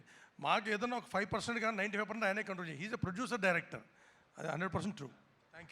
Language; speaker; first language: Telugu; native; Telugu